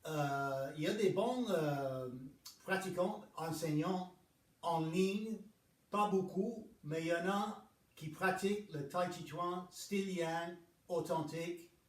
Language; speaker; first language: French; non-native, fluent; English